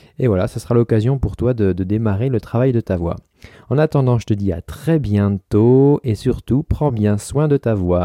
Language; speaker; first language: French; native; French